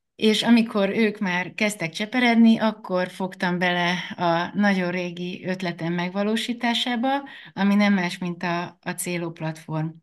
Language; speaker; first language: Hungarian; native; Hungarian